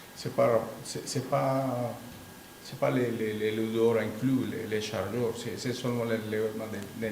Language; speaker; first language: French; non-native, fluent; Spanish